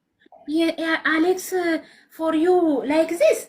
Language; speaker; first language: English; non-native, learner; Amharic